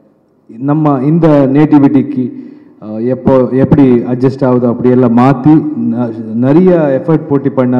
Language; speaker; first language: Tamil; non-native, learner; Kannada